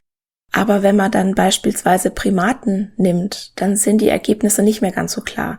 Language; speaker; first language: German; native; German